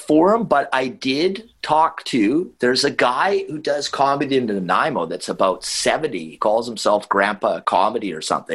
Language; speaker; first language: English; native; English